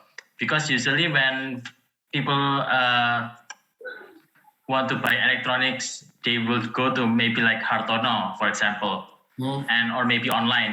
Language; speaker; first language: English; non-native, local second language; Indonesian